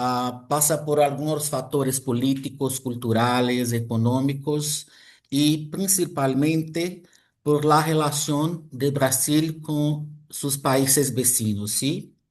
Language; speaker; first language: Spanish; non-native, fluent; Portuguese